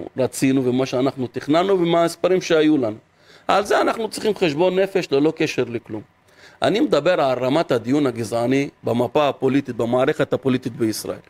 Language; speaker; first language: Hebrew; non-native, local second language; Arabic